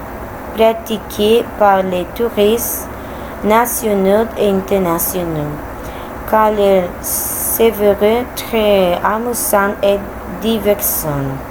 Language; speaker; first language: French; non-native, learner; Spanish